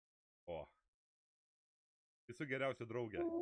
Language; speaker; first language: Lithuanian; native; Lithuanian